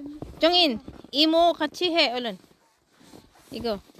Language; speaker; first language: Korean; non-native, learner; Filipino